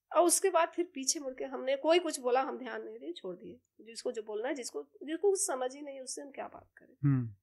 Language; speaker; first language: Hindi; native; Hindi